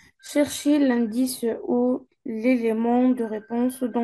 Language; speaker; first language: French; non-native, learner; Arabic